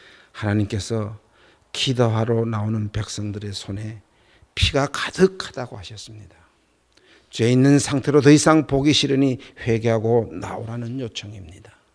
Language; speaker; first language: Korean; native; Korean